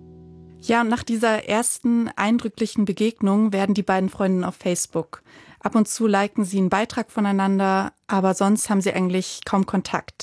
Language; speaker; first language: German; native; German